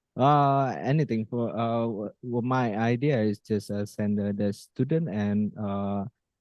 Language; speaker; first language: English; non-native, fluent; Indonesian